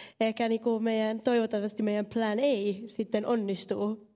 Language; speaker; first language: Finnish; non-native, local second language; Swedish